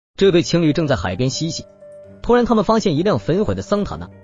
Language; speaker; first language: Chinese; native; Chinese